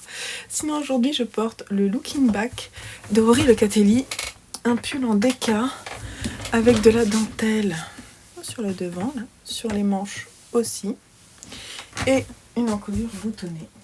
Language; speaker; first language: French; native; French